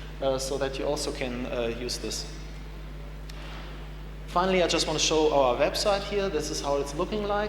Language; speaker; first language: English; non-native, fluent; German